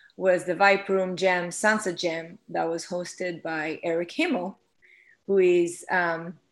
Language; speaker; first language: English; non-native, fluent; Hebrew